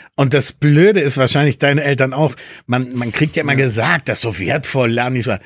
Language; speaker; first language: German; early bilingual, other home language; Spanish